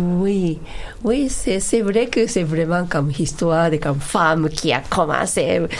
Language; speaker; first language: French; non-native, learner; Japanese